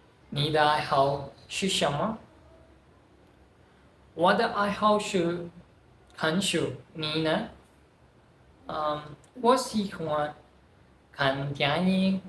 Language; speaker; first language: Chinese; non-native, fluent; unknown